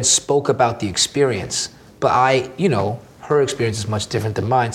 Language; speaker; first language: English; native; English